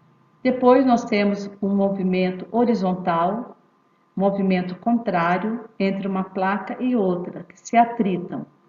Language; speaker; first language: Portuguese; native; Portuguese